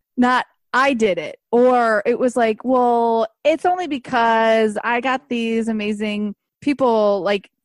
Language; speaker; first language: English; native; English